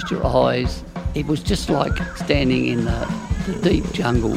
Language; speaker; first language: English; native; English